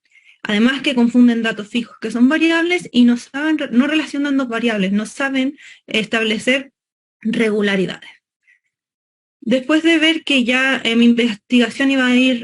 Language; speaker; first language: Spanish; native; Spanish